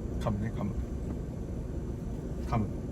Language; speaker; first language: Japanese; native; Japanese